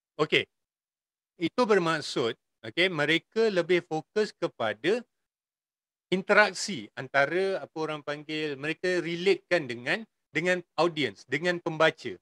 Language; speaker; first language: Malay; native; Malay